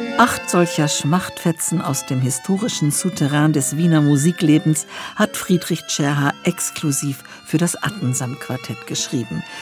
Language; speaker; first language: German; native; German